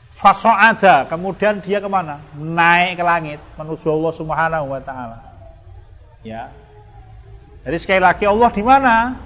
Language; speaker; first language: Indonesian; non-native, local second language; Javanese